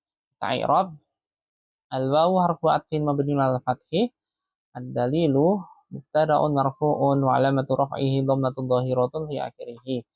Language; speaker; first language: Arabic; non-native, fluent; Indonesian